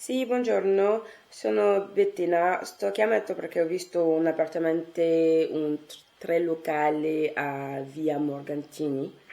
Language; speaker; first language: Italian; non-native, learner; French